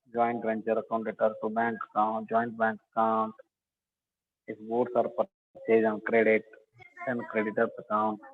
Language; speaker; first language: English; non-native, local second language; Kannada